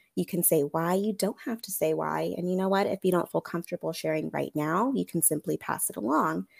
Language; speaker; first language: English; native; English